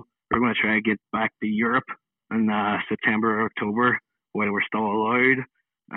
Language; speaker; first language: English; non-native, fluent; Spanish